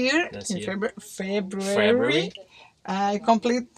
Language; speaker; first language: English; non-native, learner; Portuguese